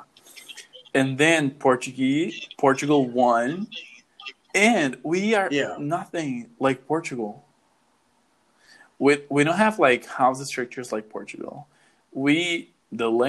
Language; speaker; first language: English; non-native, fluent; Portuguese